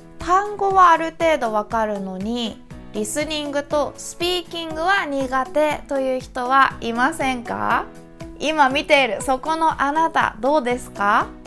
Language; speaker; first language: Japanese; native; Japanese